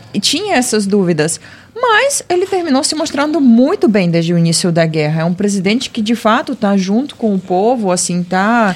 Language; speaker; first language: Portuguese; non-native, fluent; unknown